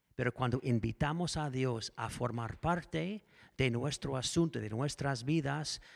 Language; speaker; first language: Spanish; non-native, fluent; English